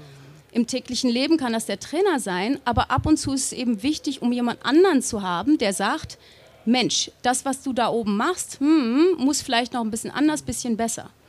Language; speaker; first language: German; native; German